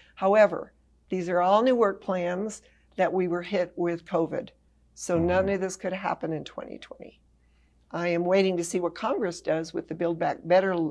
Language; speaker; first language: English; native; English